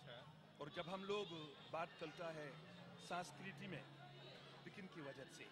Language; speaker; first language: Hindi; non-native, learner; Wolof